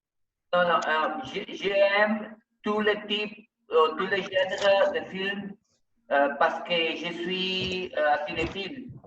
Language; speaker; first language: French; non-native, learner; Spanish